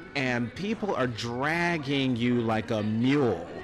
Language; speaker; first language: English; native; English